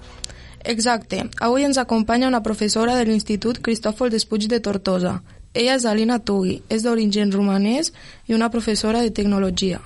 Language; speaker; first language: Catalan; early bilingual, other home language; Romanian